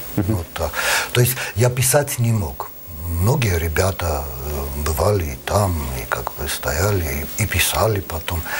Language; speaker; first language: Russian; non-native, local second language; Armenian